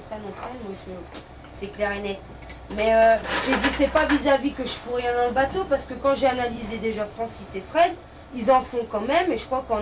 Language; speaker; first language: French; native; French